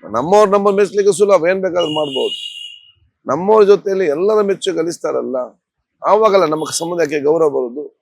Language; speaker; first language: Kannada; non-native, local second language; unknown